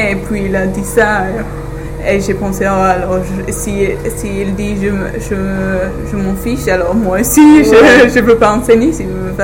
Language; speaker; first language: French; non-native, learner; English